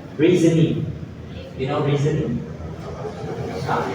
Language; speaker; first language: English; non-native, fluent; Indonesian